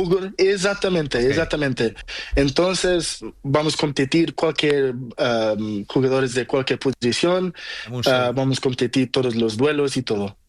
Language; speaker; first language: Spanish; non-native, learner; Portuguese